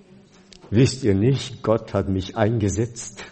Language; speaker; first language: German; non-native, fluent; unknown